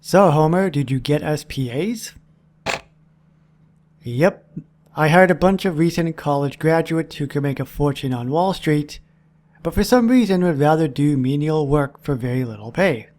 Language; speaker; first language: English; native; English